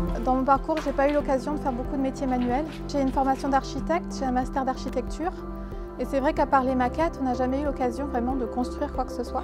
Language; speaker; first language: French; native; French